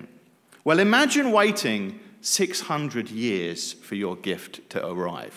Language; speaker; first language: English; native; English